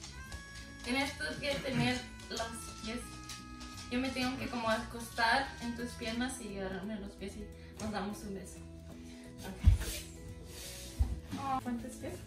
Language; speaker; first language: Spanish; early bilingual, heritage; Spanish